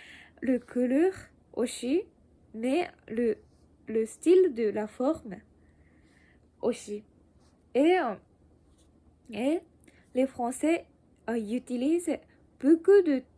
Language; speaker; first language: French; non-native, learner; Japanese